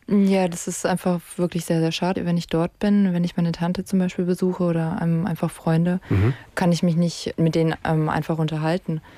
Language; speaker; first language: German; native; German